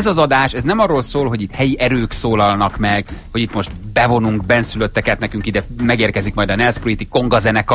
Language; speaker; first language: Hungarian; native; Hungarian